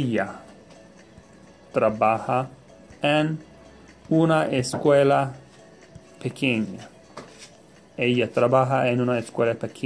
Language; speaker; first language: Spanish; non-native, learner; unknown